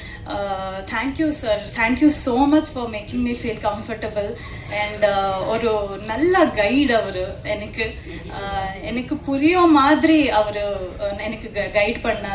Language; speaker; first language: Tamil; non-native, learner; Kannada